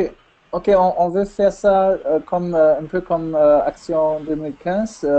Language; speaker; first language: French; non-native, learner; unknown